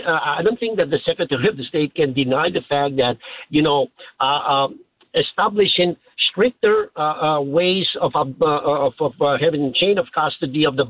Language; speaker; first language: English; non-native, fluent; Albanian